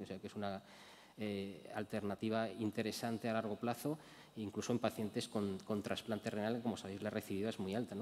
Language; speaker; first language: Spanish; native; Spanish